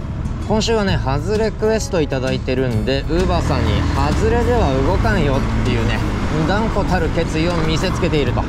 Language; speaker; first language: Japanese; native; Japanese